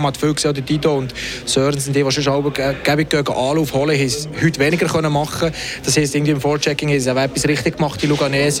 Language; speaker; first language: German; native; German